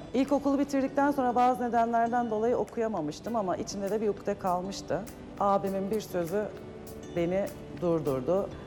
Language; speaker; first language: Turkish; native; Turkish